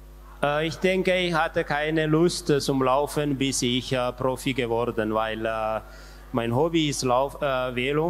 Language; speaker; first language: German; non-native, learner; Tigrinya